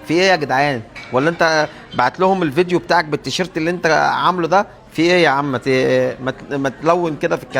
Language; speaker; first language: Arabic; native; Arabic